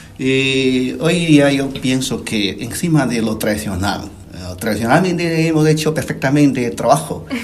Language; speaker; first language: Spanish; non-native, fluent; Chinese